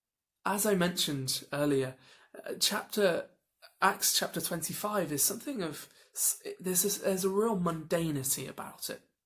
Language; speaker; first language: English; native; English